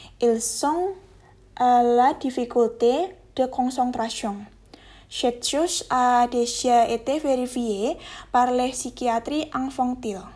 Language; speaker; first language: French; non-native, learner; Indonesian